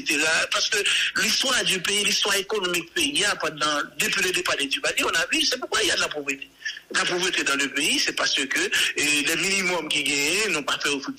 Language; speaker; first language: French; non-native, local second language; Haitian Creole